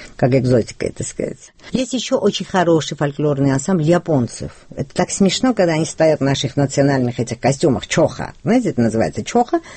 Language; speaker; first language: Russian; non-native, local second language; Georgian